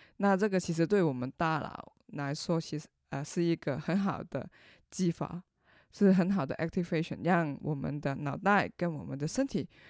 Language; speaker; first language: Chinese; non-native, local second language; Cantonese